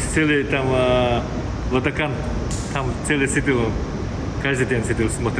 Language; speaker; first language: Russian; non-native, learner; Mongolian